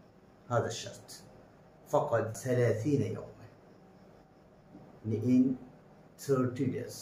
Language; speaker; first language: Arabic; non-native, fluent; Bangla